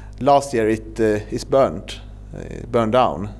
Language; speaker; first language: English; non-native, fluent; Swedish